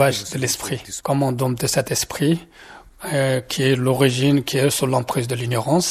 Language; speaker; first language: French; non-native, fluent; Tibetan